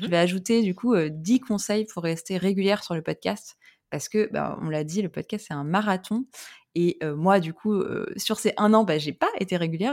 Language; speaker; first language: French; native; French